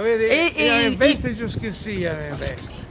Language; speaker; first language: French; non-native, learner; Italian